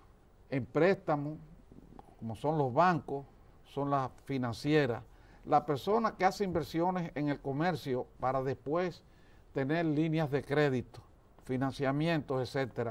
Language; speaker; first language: Spanish; native; Spanish